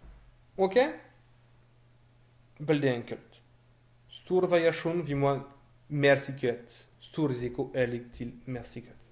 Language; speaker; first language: Norwegian; non-native, fluent; French